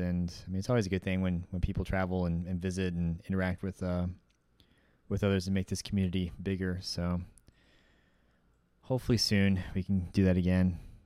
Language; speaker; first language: English; native; English